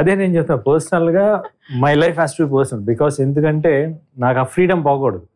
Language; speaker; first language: Telugu; native; Telugu